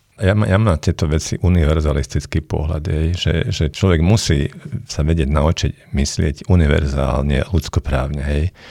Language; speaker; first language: Slovak; non-native, local second language; Hungarian